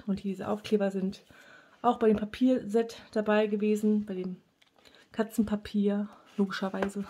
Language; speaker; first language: German; native; German